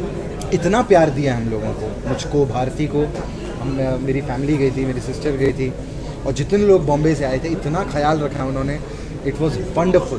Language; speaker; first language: Hindi; native; Hindi